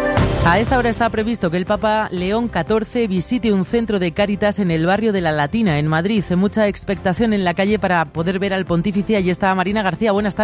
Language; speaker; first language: Spanish; native; Spanish